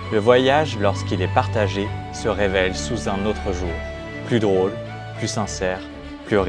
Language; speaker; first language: French; native; French